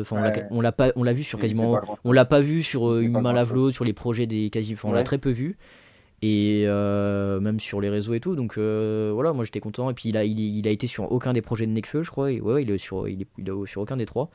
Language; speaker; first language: French; native; French